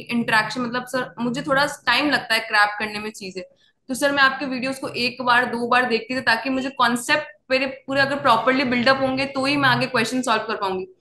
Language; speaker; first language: Hindi; native; Hindi